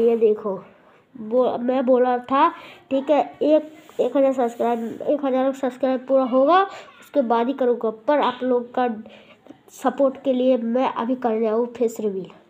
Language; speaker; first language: Hindi; non-native, local second language; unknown